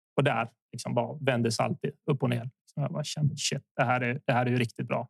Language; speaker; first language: Swedish; early bilingual, other home language; Bosnian